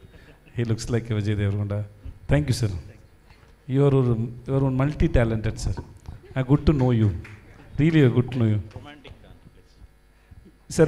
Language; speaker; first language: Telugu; non-native, learner; Tamil